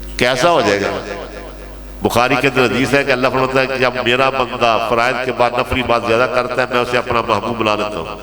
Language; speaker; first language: Urdu; non-native, local second language; Punjabi